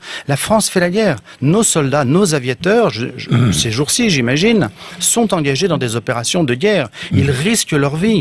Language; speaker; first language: French; native; French